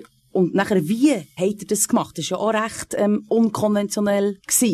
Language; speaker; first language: German; native; German